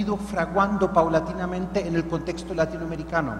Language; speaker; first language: Spanish; non-native, fluent; German